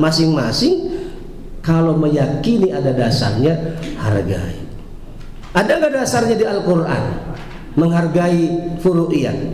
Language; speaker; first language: Indonesian; native; Indonesian